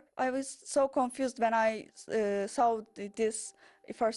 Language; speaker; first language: English; non-native, learner; Turkish